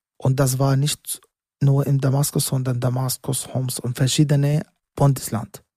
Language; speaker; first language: German; non-native, learner; Arabic